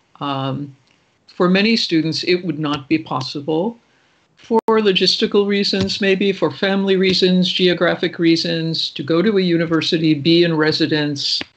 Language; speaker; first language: English; native; English